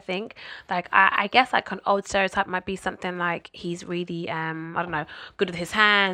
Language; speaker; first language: English; native; English